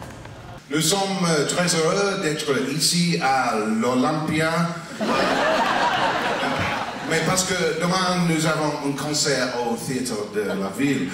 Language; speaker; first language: French; non-native, learner; English